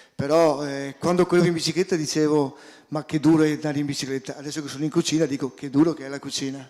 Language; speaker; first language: Italian; native; Italian